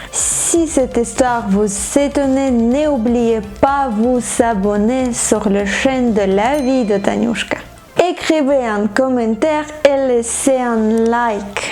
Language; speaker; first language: French; non-native, fluent; Ukrainian